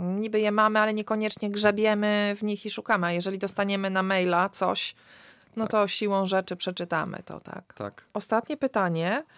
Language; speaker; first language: Polish; native; Polish